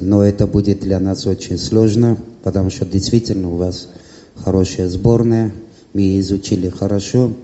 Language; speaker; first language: Russian; non-native, fluent; Armenian